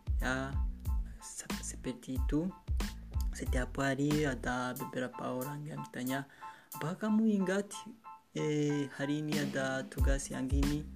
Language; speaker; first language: Indonesian; non-native, learner; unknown